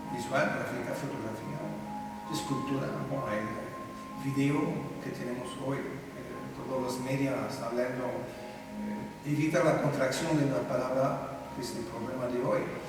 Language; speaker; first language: Spanish; non-native, fluent; French